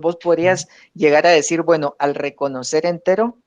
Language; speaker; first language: Spanish; native; Spanish